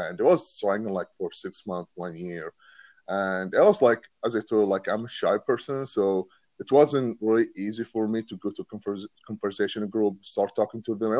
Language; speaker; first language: English; non-native, learner; Arabic